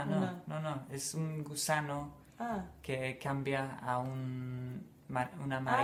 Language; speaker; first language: Spanish; non-native, fluent; English